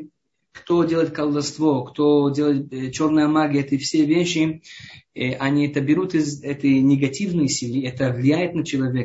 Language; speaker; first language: Russian; early bilingual, heritage; Hebrew